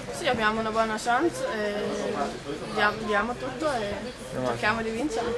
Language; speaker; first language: Italian; non-native, local second language; German